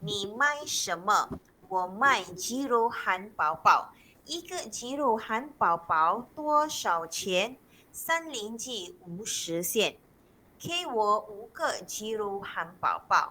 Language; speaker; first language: Chinese; non-native, local second language; Malay